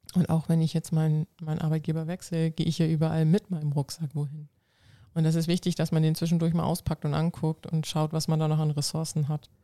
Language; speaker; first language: German; non-native, local second language; Low German